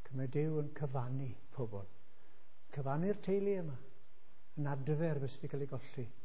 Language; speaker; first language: Welsh; native; Welsh